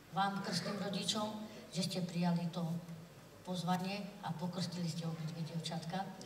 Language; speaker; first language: Slovak; non-native, local second language; Romany